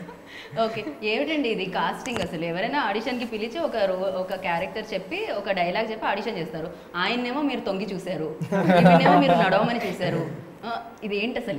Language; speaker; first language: Telugu; native; Telugu